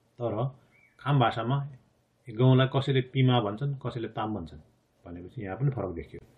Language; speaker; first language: Nepali; non-native, local second language; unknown